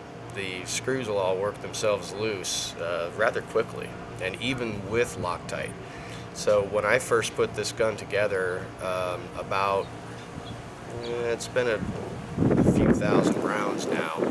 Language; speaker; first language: English; native; English